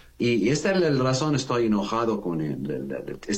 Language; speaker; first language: Spanish; non-native, learner; Arabic